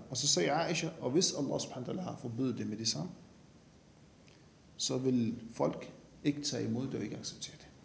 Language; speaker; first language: Danish; non-native, fluent; Arabic